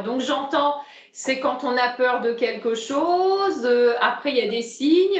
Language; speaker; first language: French; native; French